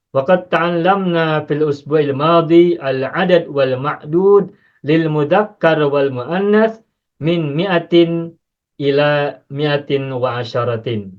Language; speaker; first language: Arabic; non-native, fluent; Indonesian